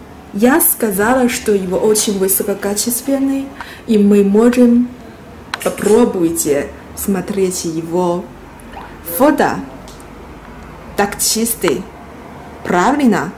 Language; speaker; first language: Russian; non-native, learner; Chinese